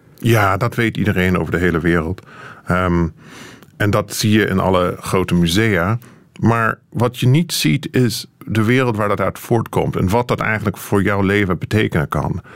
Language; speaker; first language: Dutch; non-native, fluent; English